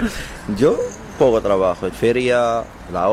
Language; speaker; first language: Spanish; non-native, learner; Arabic